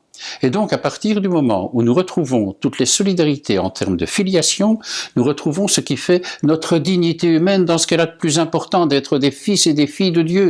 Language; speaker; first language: French; native; French